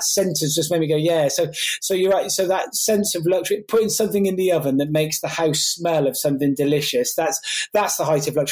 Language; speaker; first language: English; native; English